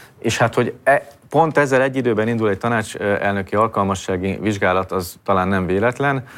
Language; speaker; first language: Hungarian; native; Hungarian